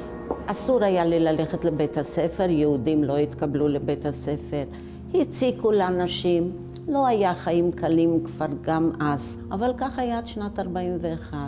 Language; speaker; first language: Hebrew; early bilingual, other home language; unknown